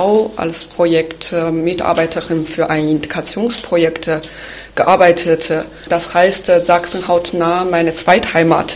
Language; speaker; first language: German; non-native, fluent; Chinese